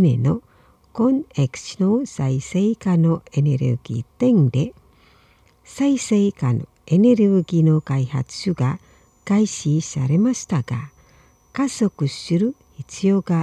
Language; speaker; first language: Japanese; non-native, fluent; Indonesian